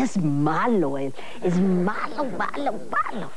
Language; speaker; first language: Spanish; non-native, fluent; English